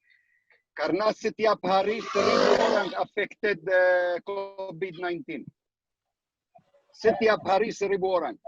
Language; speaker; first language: Indonesian; non-native, learner; Hebrew